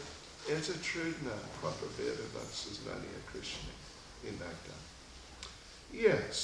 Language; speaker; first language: Russian; non-native, learner; English